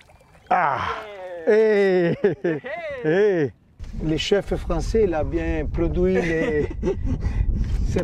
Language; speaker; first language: French; non-native, fluent; Italian